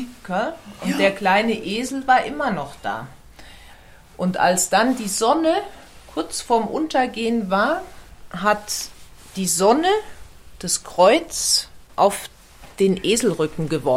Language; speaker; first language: German; native; German